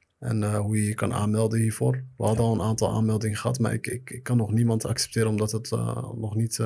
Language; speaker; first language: Dutch; early bilingual, other home language; Arabic